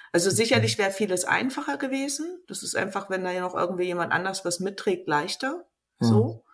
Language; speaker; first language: German; native; German